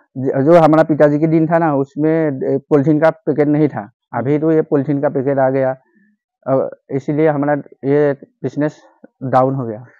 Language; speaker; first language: Hindi; non-native, local second language; Assamese